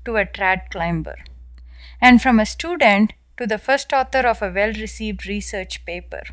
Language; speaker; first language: English; non-native, local second language; Tamil